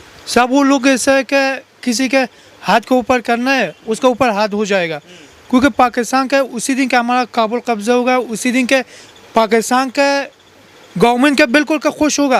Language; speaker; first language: Hindi; non-native, learner; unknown